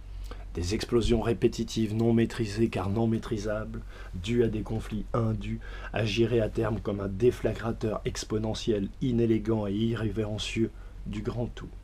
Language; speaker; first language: French; native; French